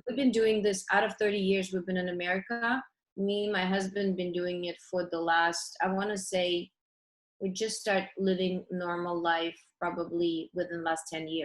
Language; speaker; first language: English; early bilingual, other home language; Russian